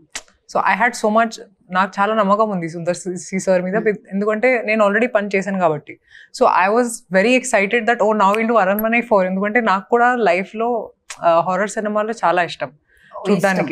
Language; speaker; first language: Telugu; non-native, fluent; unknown